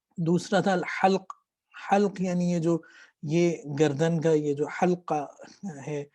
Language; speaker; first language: Urdu; native; Urdu